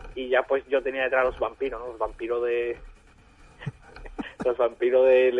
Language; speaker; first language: Spanish; non-native, fluent; German